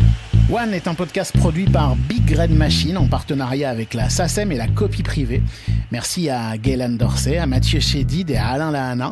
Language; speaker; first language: French; native; French